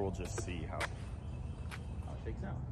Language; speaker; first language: English; native; English